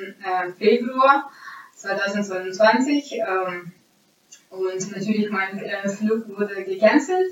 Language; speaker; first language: German; non-native, fluent; Ukrainian